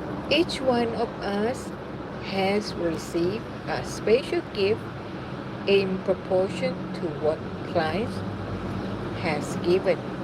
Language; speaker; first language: English; non-native, learner; Thai